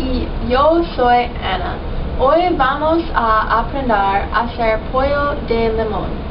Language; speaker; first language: Spanish; non-native, learner; English